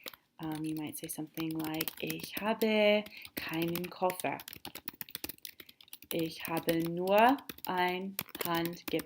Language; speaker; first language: German; non-native, fluent; English